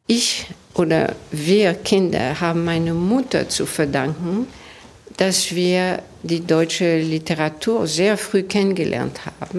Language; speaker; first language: German; early bilingual, heritage; German